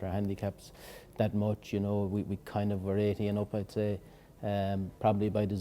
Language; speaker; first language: English; native; English